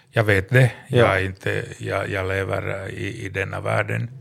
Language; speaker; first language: Swedish; non-native, learner; Finnish